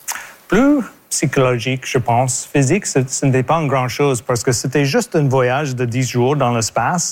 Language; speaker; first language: French; native; French